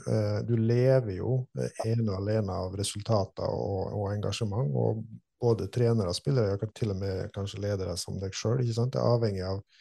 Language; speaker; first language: Norwegian; native; Norwegian